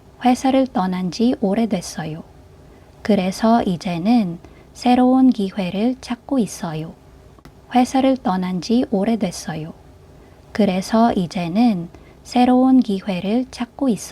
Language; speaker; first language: Korean; non-native, fluent; Filipino